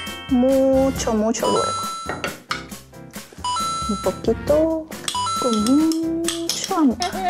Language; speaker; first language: Spanish; non-native, learner; Korean